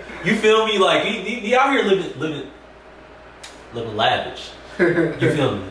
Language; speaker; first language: English; native; English